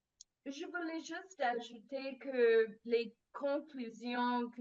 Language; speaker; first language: French; non-native, fluent; English